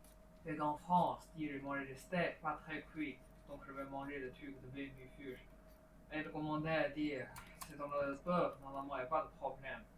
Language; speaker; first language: French; non-native, learner; Chinese